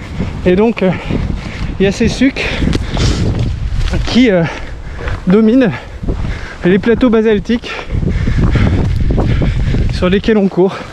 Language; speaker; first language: French; native; French